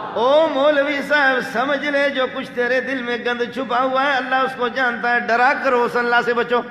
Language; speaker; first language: Urdu; non-native, local second language; Baluchi